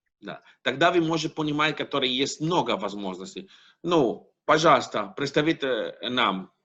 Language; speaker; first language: Russian; non-native, learner; Italian